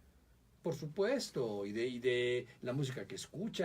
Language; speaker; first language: Spanish; native; Spanish